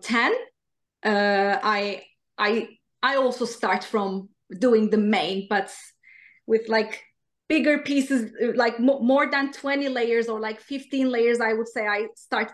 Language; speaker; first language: English; non-native, fluent; Turkish